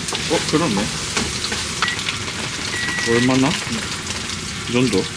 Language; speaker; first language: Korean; non-native, learner; Japanese